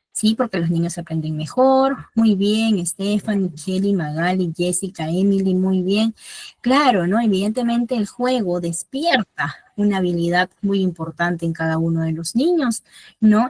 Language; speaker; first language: Spanish; native; Spanish